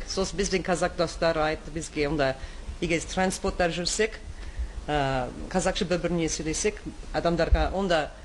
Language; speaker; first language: Kazakh; non-native, fluent; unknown